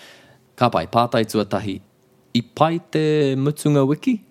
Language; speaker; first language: Māori; non-native, local second language; English